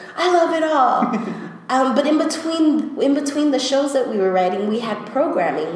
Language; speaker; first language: English; early bilingual, other home language; Spanish